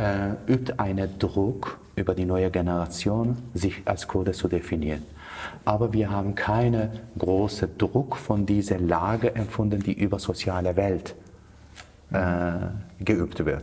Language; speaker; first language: German; non-native, fluent; Kurdish